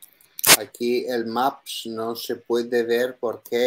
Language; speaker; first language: Spanish; non-native, learner; Italian